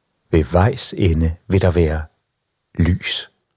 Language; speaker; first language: Danish; native; Danish